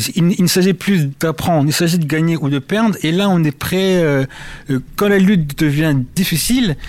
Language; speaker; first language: French; early bilingual, other home language; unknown